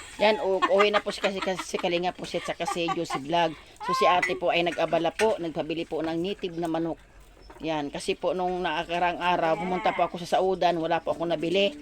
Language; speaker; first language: Filipino; non-native, local second language; Masbatenyo